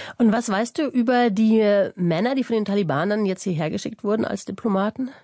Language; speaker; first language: German; native; German